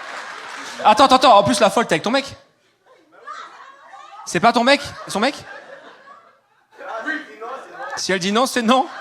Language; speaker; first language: French; native; French